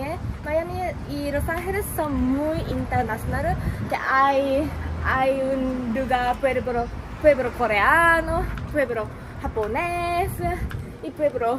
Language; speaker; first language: Spanish; non-native, learner; Japanese